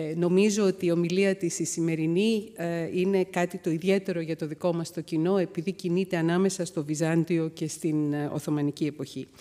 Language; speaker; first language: Greek; native; Greek